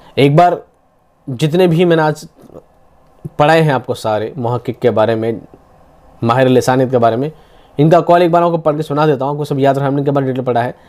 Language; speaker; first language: Urdu; native; Urdu